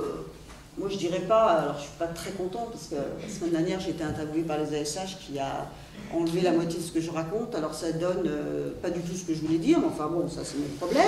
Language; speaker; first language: French; native; French